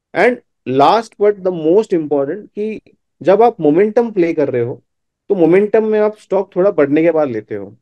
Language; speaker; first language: Hindi; non-native, local second language; Gujarati